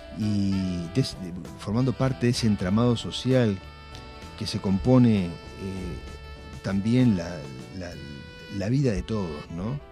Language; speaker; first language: Spanish; native; Spanish